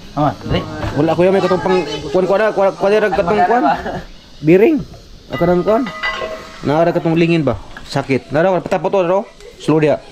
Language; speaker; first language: Filipino; non-native, local second language; Cebuano